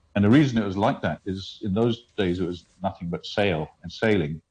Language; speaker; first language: English; native; English